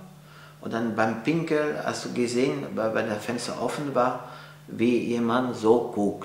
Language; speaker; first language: German; non-native, fluent; French